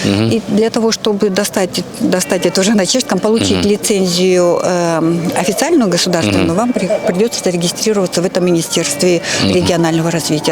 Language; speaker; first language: Russian; non-native, local second language; Kyrgyz